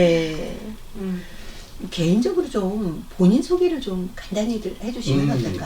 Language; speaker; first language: Korean; native; Korean